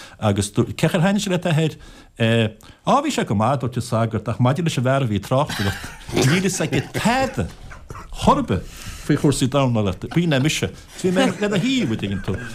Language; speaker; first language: Irish; native; Irish